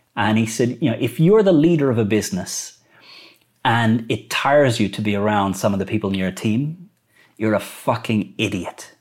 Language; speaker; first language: English; native; English